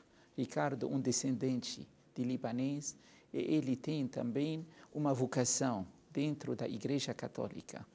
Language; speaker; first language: Portuguese; non-native, fluent; Arabic